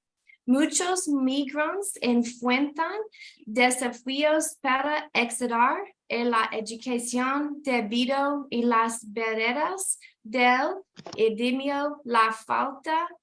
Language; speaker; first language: Spanish; non-native, learner; English